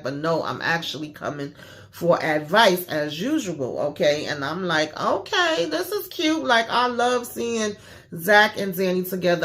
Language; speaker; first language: English; native; English